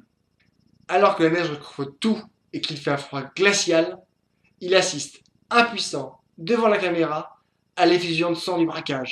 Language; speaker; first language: French; native; French